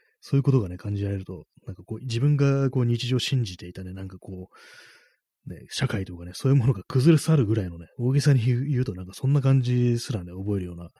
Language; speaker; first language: Japanese; native; Japanese